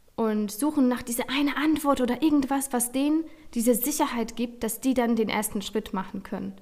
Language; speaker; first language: German; non-native, fluent; Polish